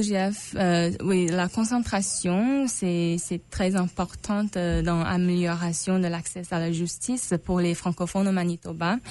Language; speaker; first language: French; non-native, local second language; English